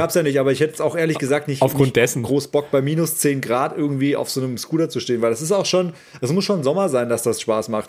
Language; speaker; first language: German; native; German